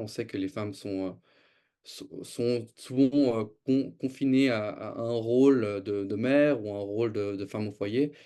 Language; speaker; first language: French; native; French